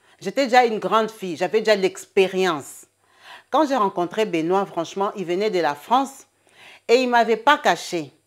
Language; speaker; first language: French; non-native, local second language; Lingala